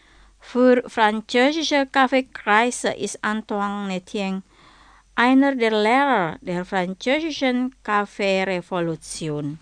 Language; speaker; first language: German; non-native, fluent; Indonesian